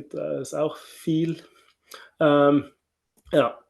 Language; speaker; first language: German; non-native, fluent; Norwegian